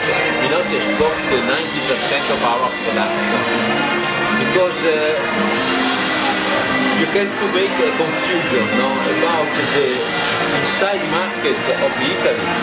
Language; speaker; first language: English; non-native, learner; Italian